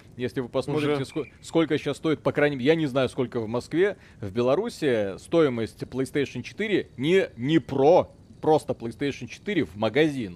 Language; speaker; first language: Russian; native; Russian